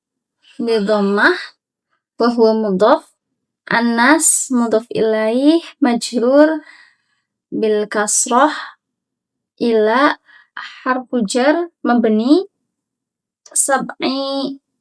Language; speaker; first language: Arabic; non-native, learner; Indonesian